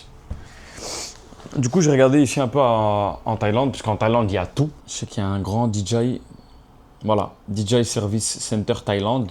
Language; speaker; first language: French; native; French